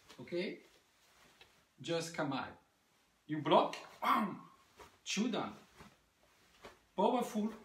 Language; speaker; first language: English; non-native, learner; French